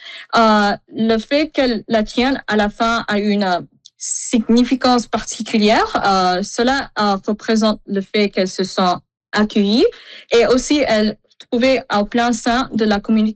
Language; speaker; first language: French; non-native, fluent; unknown